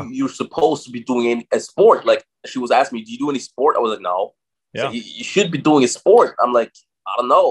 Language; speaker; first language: English; non-native, fluent; German